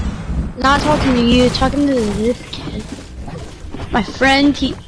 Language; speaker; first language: English; native; English